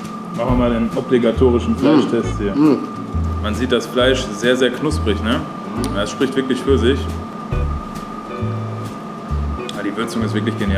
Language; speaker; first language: German; native; German